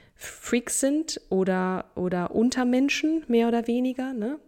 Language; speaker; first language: German; native; German